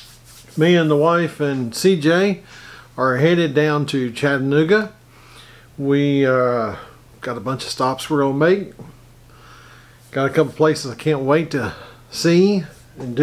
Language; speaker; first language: English; native; English